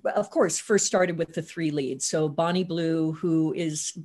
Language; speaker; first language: English; native; English